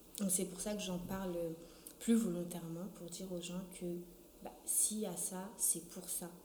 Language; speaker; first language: French; early bilingual, other home language; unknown